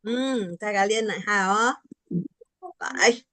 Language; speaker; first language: Chinese; non-native, local second language; Hakka Chinese